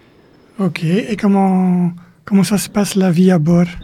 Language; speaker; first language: French; native; French